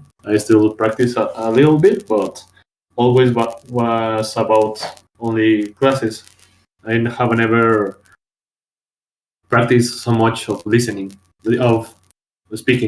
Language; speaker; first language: English; non-native, learner; Spanish